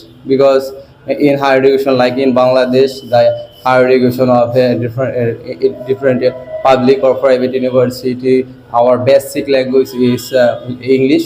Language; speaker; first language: English; non-native, learner; Bangla